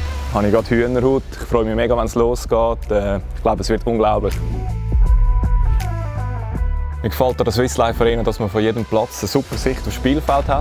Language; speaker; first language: German; native; German